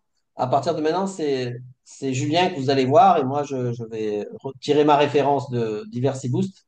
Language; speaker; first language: French; native; French